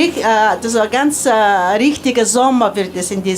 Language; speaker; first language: German; non-native, learner; Mongolian